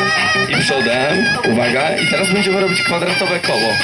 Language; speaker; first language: Polish; native; Polish